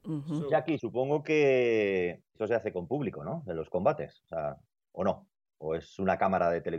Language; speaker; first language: Spanish; native; Spanish